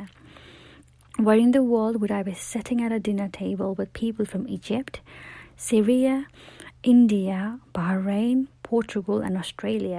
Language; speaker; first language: English; non-native, local second language; Nepali